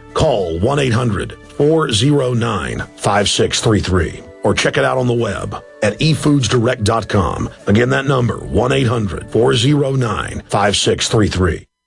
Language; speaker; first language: English; native; English